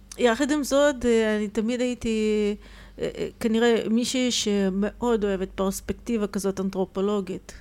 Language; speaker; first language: Hebrew; non-native, fluent; Russian